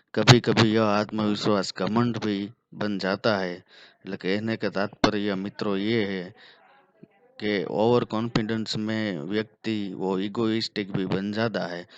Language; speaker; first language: Hindi; non-native, local second language; Gujarati